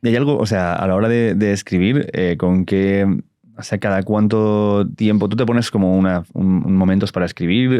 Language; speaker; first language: Spanish; native; Spanish